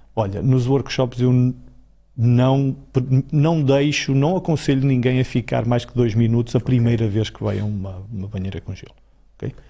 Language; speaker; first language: Portuguese; native; Portuguese